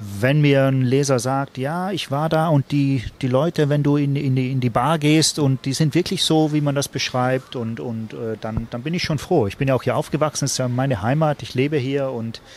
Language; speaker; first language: German; native; German